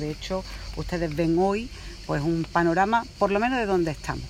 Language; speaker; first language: Spanish; native; Spanish